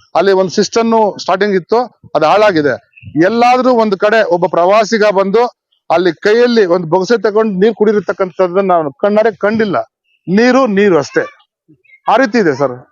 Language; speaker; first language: Kannada; native; Kannada